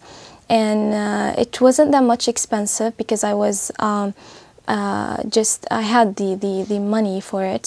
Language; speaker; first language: English; non-native, fluent; Arabic